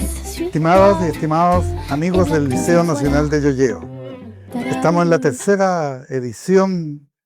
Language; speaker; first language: Spanish; native; Spanish